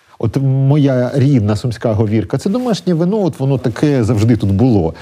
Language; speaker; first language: Ukrainian; native; Ukrainian